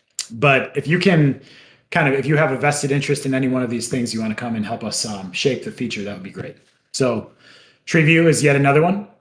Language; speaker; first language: English; native; English